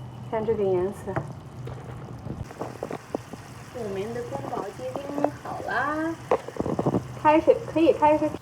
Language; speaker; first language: Chinese; early bilingual, heritage; Chinese